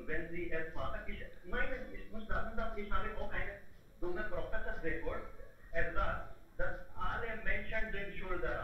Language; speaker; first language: German; non-native, learner; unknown